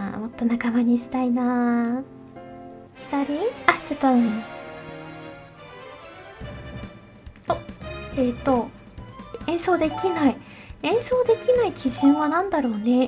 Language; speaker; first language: Japanese; native; Japanese